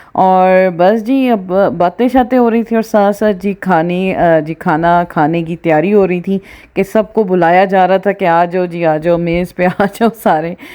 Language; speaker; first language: Urdu; non-native, local second language; Punjabi